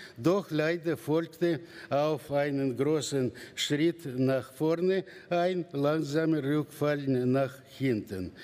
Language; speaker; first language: German; non-native, learner; Russian